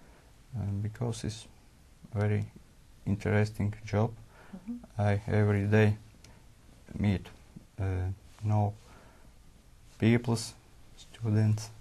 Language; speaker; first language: English; non-native, learner; Latvian